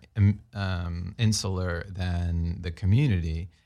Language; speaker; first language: English; native; English